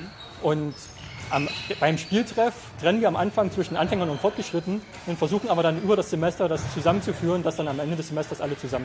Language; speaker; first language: German; native; German